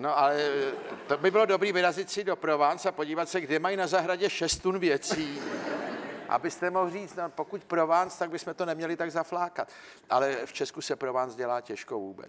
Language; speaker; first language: Czech; native; Czech